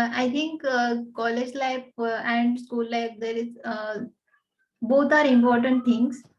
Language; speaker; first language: English; non-native, learner; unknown